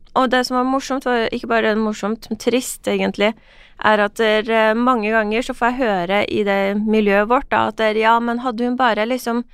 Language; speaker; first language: Norwegian; non-native, fluent; Persian